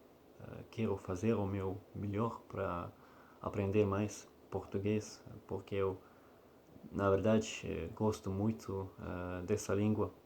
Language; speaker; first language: Portuguese; non-native, learner; Russian